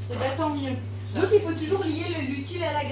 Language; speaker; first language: French; native; French